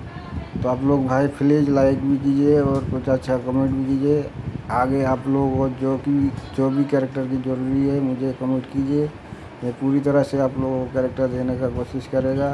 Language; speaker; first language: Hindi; non-native, fluent; Bangla